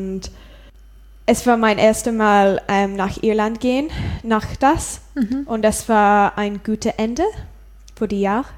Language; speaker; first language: German; non-native, learner; English